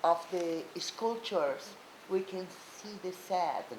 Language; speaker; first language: English; non-native, learner; Portuguese